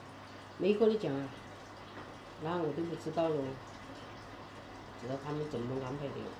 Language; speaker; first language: Chinese; native; Chinese